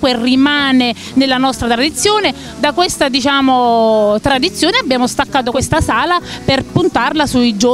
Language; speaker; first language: Italian; native; Italian